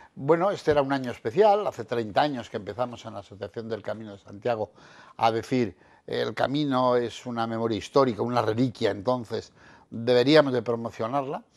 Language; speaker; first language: Spanish; native; Spanish